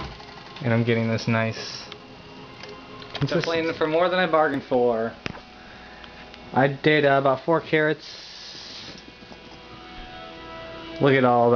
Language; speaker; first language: English; native; English